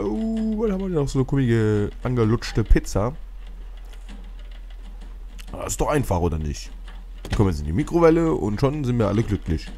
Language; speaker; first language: German; native; German